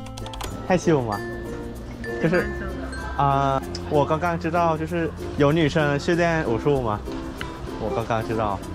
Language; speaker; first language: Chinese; non-native, learner; Thai